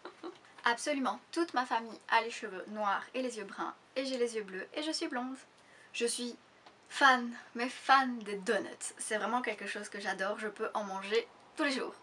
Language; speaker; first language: French; native; French